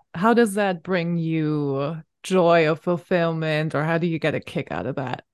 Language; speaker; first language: English; non-native, fluent; German